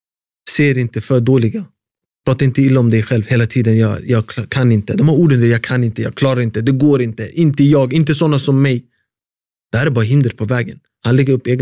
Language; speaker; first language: Swedish; early bilingual, other home language; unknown